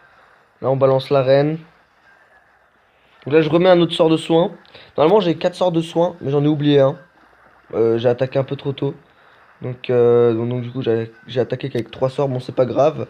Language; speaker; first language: French; native; French